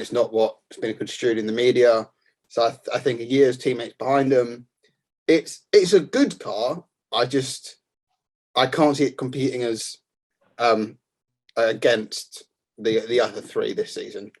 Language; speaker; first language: English; native; English